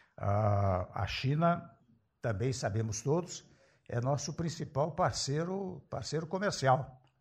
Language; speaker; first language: Portuguese; early bilingual, other home language; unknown